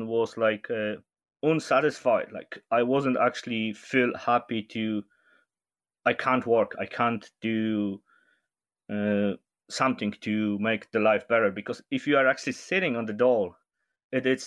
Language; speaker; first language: English; non-native, learner; Polish